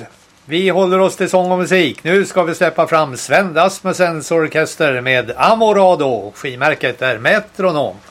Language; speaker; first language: Swedish; native; Swedish